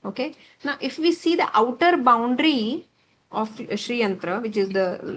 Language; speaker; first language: English; non-native, local second language; Marathi